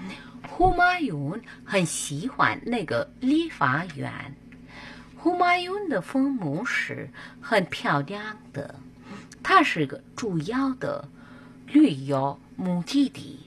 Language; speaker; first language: Chinese; non-native, fluent; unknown